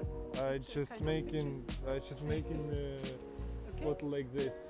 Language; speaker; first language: English; non-native, learner; Ukrainian